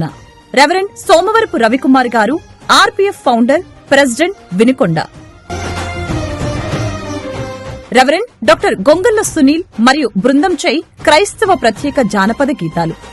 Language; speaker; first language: Telugu; native; Telugu